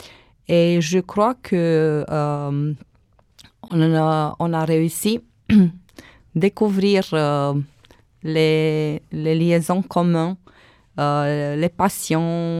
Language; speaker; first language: French; non-native, fluent; Romanian